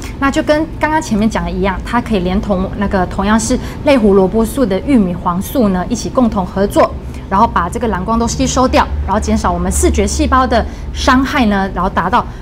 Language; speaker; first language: Chinese; native; Chinese